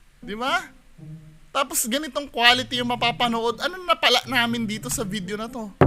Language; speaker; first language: Filipino; native; Filipino